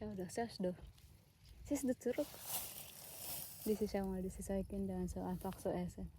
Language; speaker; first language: German; non-native, learner; Filipino